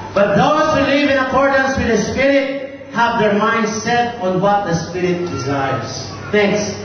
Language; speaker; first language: English; non-native, local second language; Filipino